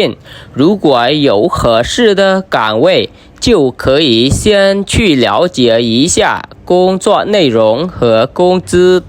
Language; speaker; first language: Chinese; non-native, fluent; Khmer